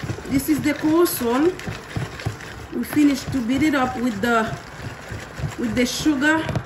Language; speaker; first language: English; non-native, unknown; Haitian Creole